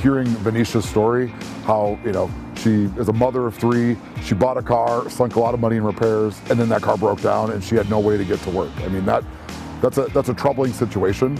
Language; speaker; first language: English; native; English